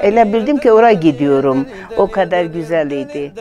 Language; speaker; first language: Turkish; non-native, learner; Armenian